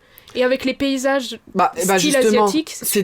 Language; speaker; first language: French; native; French